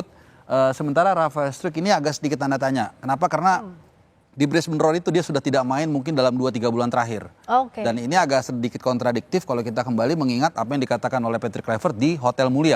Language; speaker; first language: Indonesian; native; Indonesian